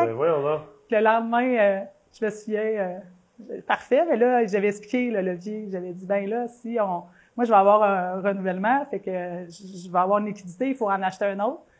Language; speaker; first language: French; native; French